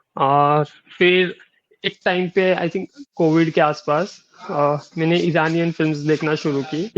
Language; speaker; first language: Hindi; non-native, local second language; Gujarati